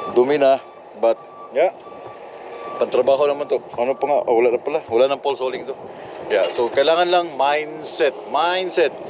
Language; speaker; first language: Filipino; non-native, local second language; Cebuano